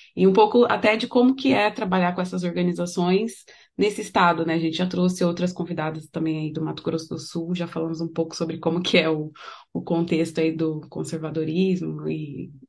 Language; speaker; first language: Portuguese; native; Portuguese